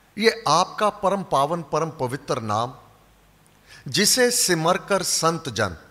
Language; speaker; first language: Hindi; native; Hindi